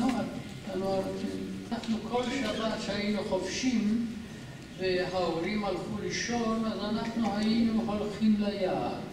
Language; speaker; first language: Hebrew; non-native, fluent; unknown